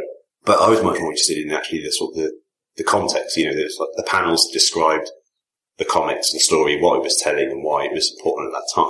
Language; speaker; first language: English; native; English